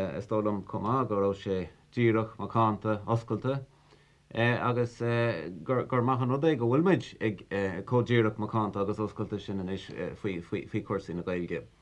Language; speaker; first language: Irish; native; Irish